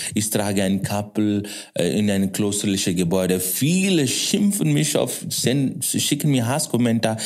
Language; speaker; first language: German; non-native, fluent; Kannada